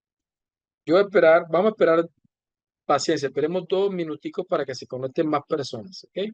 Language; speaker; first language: Spanish; native; Spanish